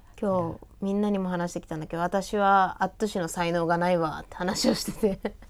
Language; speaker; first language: Japanese; native; Japanese